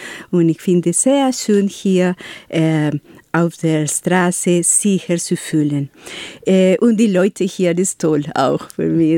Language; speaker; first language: German; non-native, learner; Spanish